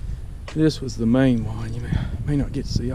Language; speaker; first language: English; native; English